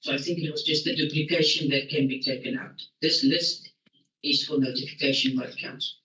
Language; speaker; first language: English; non-native, local second language; Afrikaans